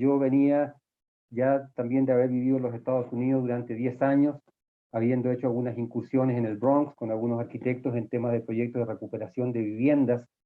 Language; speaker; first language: Spanish; native; Spanish